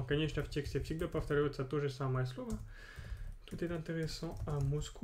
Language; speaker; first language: Russian; non-native, fluent; French